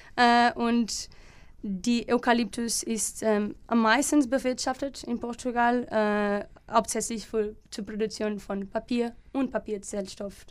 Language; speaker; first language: German; non-native, learner; Portuguese